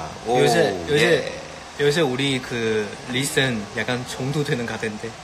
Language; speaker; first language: Korean; non-native, fluent; Chinese